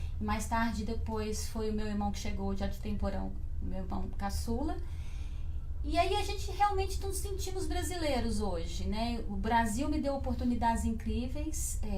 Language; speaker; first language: Portuguese; native; Portuguese